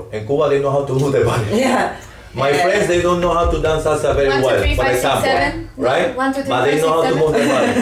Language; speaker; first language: English; non-native, learner; Spanish